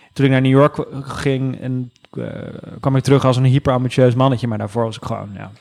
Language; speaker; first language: Dutch; native; Dutch